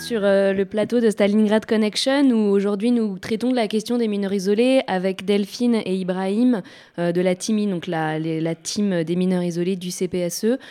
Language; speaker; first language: French; native; French